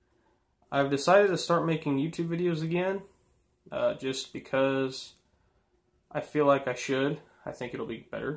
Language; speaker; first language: English; native; English